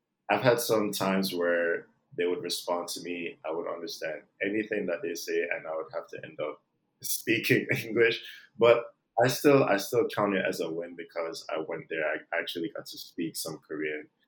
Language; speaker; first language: English; non-native, local second language; Jamaican Creole English